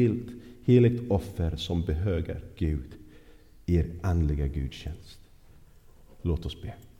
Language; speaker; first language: Swedish; non-native, fluent; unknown